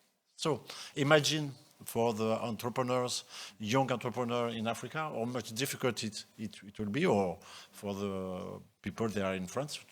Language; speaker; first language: English; non-native, local second language; French